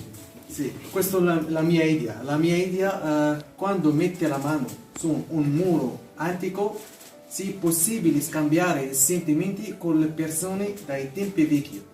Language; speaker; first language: Italian; non-native, learner; Arabic